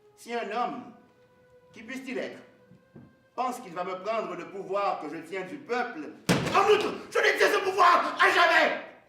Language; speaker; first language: French; early bilingual, other home language; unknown